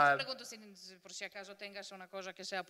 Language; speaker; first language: Spanish; native; Spanish